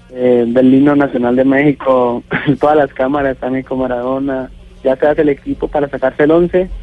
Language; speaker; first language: Spanish; native; Spanish